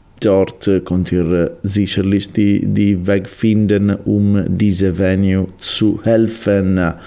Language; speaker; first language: German; non-native, learner; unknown